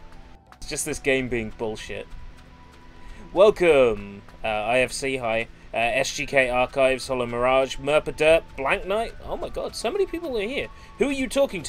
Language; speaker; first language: English; native; English